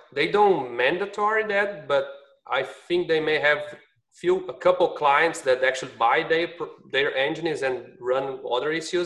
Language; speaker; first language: English; non-native, fluent; Portuguese